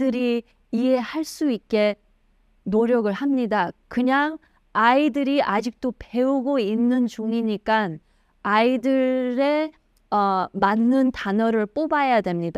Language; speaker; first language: Korean; early bilingual, heritage; Korean